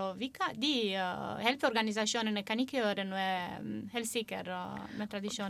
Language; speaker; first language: Norwegian; non-native, fluent; Romanian